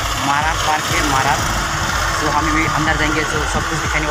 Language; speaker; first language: Hindi; non-native, local second language; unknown